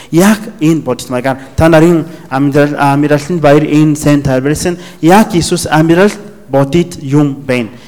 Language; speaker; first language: Mongolian; non-native, fluent; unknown